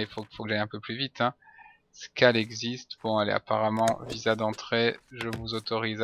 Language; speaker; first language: French; native; French